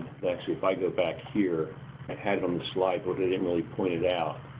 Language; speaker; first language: English; native; English